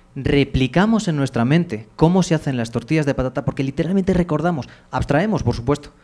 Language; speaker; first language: Spanish; native; Spanish